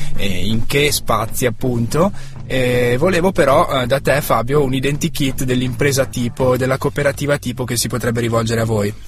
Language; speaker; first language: Italian; native; Italian